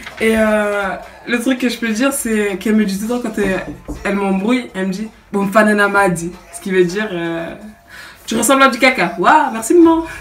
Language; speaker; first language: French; early bilingual, other home language; Ngazidja Comorian